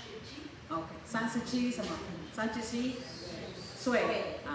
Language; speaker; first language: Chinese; non-native, fluent; Filipino